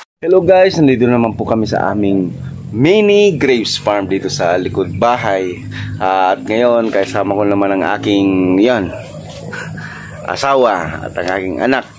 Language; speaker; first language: Filipino; non-native, local second language; Bikol